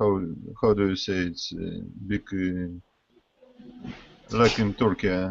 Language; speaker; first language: English; non-native, learner; Russian